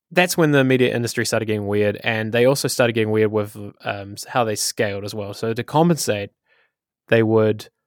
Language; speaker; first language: English; native; English